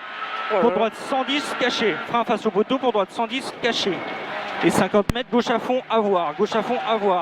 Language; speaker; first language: French; native; French